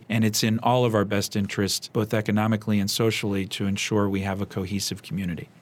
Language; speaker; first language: English; native; English